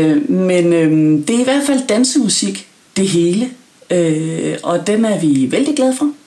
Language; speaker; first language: Danish; native; Danish